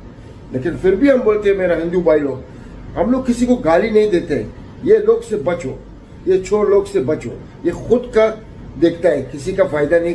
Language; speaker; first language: Hindi; non-native, fluent; Arabic